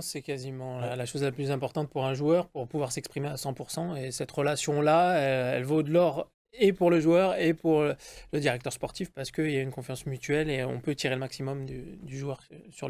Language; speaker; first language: French; native; French